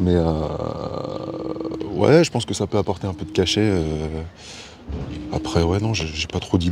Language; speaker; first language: French; native; French